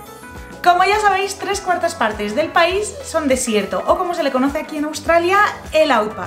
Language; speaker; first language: Spanish; native; Spanish